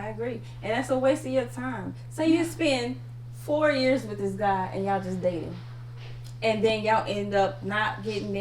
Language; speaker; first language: English; native; English